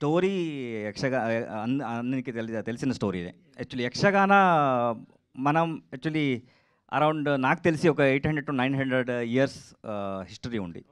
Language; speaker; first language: Telugu; non-native, learner; Kannada